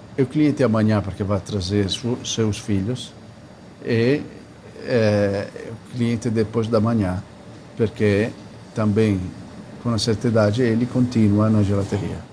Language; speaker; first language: Portuguese; non-native, fluent; Italian